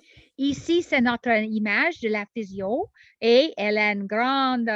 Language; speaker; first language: French; non-native, learner; English